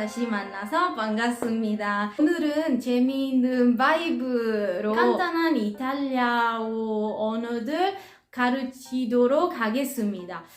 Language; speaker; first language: Korean; non-native, learner; Italian